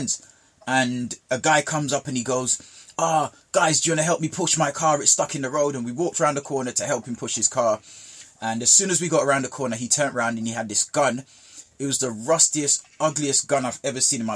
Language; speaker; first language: English; early bilingual, other home language; Jamaican Creole English